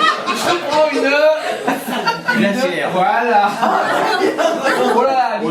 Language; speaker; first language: French; native; French